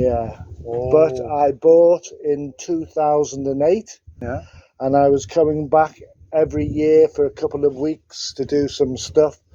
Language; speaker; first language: English; non-native, fluent; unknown